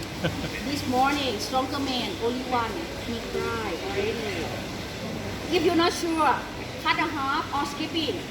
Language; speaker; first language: English; non-native, learner; Thai